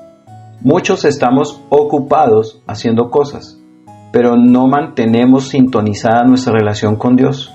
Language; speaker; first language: Spanish; native; Spanish